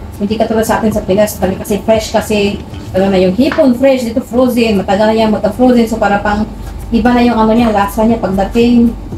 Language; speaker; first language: Filipino; non-native, local second language; Cebuano